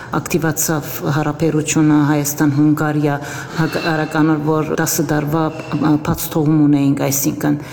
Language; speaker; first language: Armenian; native; Armenian